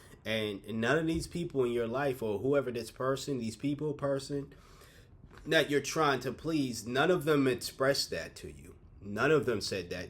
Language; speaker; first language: English; native; English